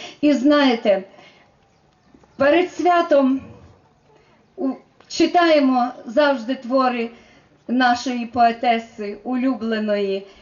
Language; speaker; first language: Ukrainian; native; Ukrainian